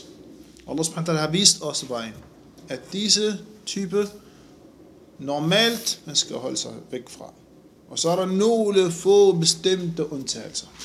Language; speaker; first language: Danish; non-native, fluent; Arabic